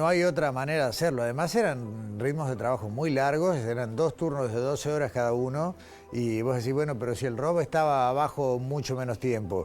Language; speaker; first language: Spanish; native; Spanish